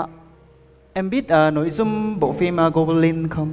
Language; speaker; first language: Vietnamese; non-native, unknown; Korean